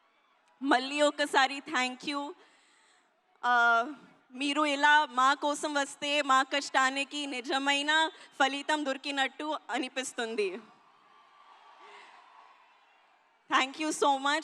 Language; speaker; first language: Telugu; non-native, local second language; Hindi